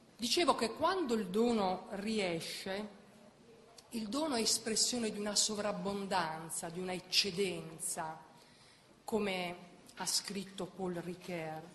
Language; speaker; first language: Italian; native; Italian